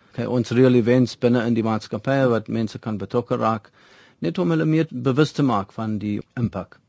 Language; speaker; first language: Afrikaans; non-native, local second language; English